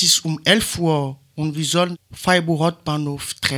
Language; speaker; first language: German; non-native, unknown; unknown